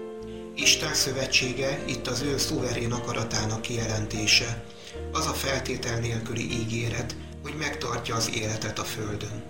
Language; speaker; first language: Hungarian; native; Hungarian